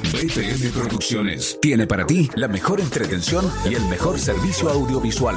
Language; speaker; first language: Spanish; native; Spanish